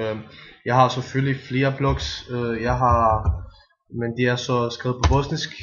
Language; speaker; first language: Danish; non-native, fluent; Bosnian